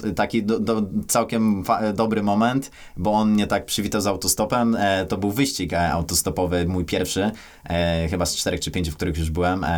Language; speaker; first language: Polish; native; Polish